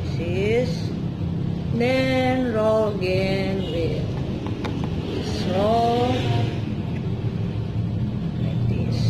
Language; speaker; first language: English; non-native, learner; Indonesian